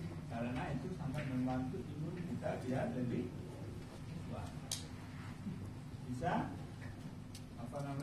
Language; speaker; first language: Indonesian; non-native, fluent; Bangla